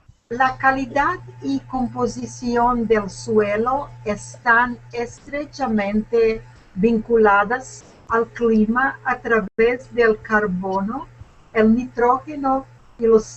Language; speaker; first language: Spanish; non-native, learner; English